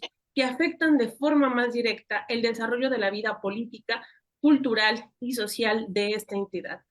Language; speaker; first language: Spanish; native; Spanish